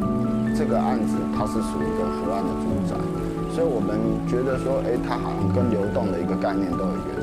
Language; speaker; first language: Chinese; native; Chinese